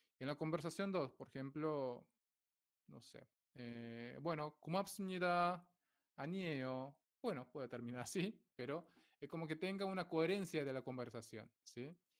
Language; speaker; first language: Spanish; non-native, fluent; Korean